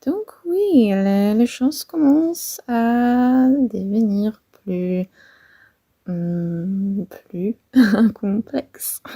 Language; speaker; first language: French; non-native, fluent; Polish